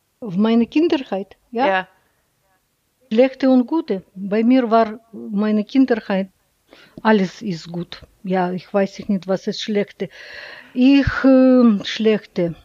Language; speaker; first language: German; non-native, learner; Russian